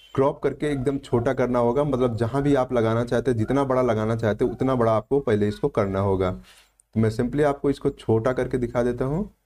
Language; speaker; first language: Hindi; native; Hindi